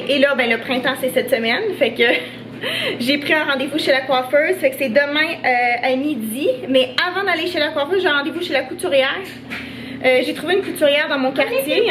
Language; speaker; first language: French; native; French